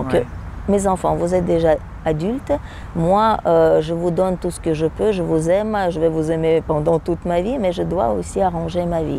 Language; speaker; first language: French; non-native, fluent; Russian